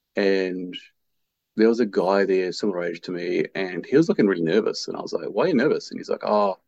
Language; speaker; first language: English; native; English